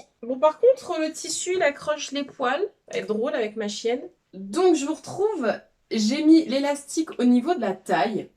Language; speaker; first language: French; native; French